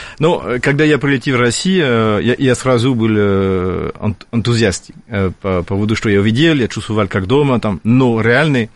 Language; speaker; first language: Russian; non-native, fluent; French